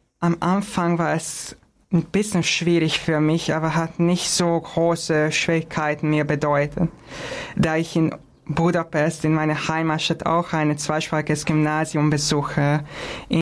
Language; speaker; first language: German; non-native, fluent; Hungarian